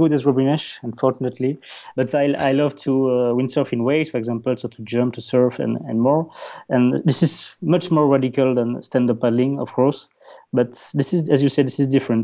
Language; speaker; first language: English; non-native, fluent; French